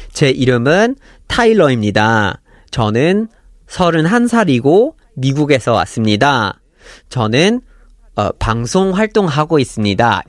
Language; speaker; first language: Korean; non-native, fluent; English